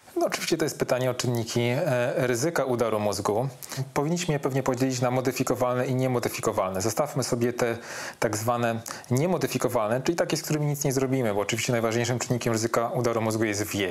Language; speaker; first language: Polish; native; Polish